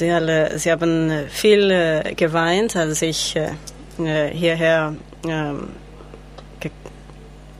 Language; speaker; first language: German; non-native, learner; Spanish